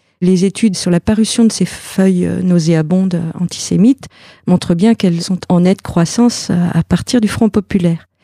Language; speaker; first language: French; native; French